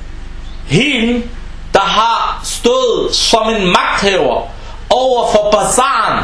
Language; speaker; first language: Danish; early bilingual, other home language; Arabic